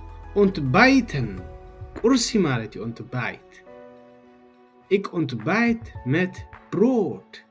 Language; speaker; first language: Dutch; non-native, learner; Tigrinya